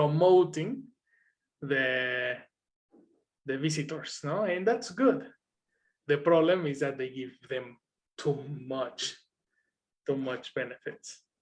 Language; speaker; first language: English; non-native, fluent; Spanish